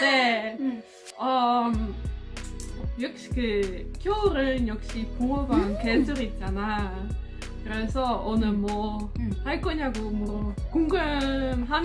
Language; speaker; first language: Korean; non-native, fluent; Dutch